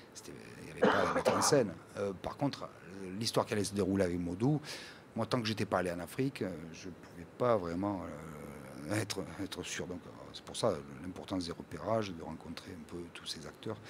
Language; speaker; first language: French; native; French